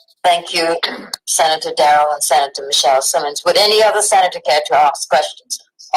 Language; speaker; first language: English; native; English